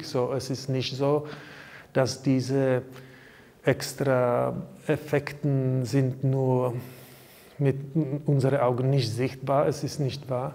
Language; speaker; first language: German; non-native, learner; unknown